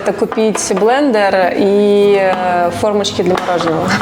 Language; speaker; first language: Russian; native; Russian